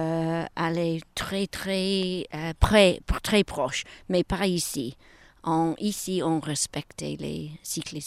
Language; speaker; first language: French; non-native, learner; English